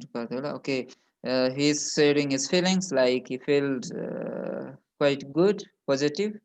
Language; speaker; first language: English; non-native, local second language; Nepali